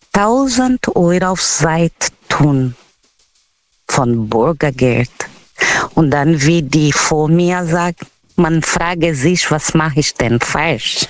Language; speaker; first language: German; non-native, learner; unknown